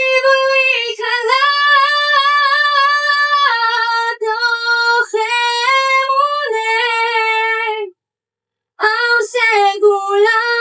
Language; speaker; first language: Hebrew; native; Hebrew